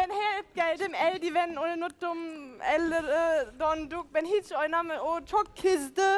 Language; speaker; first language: Turkish; non-native, learner; German